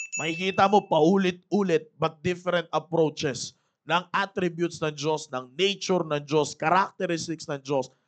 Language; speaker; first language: Filipino; native; Filipino